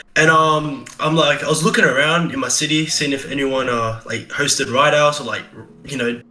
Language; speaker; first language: English; native; English